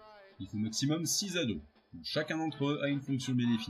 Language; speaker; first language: French; native; French